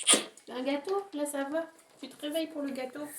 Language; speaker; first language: French; native; French